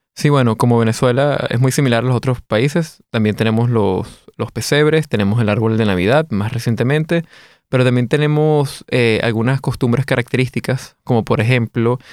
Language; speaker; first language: Spanish; native; Spanish